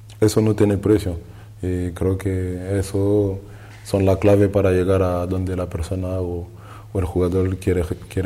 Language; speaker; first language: Spanish; non-native, learner; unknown